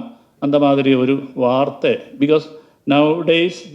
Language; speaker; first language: Tamil; non-native, learner; Malayalam